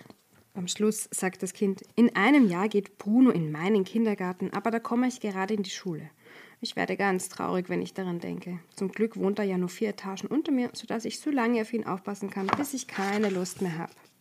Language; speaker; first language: German; native; German